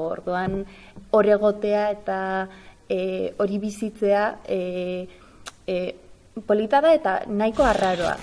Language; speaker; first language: Basque; non-native, local second language; Spanish